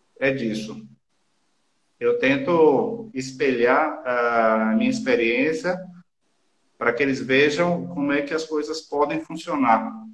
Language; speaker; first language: Portuguese; native; Portuguese